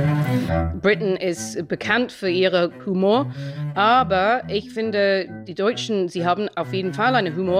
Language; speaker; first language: German; non-native, fluent; English